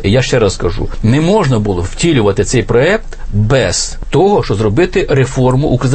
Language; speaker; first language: Ukrainian; native; Ukrainian